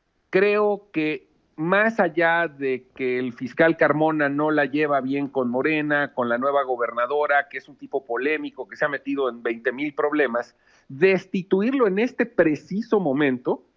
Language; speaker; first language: Spanish; native; Spanish